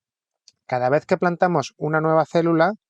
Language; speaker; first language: Spanish; native; Spanish